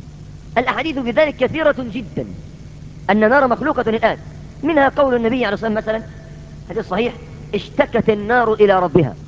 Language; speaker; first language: Arabic; native; Arabic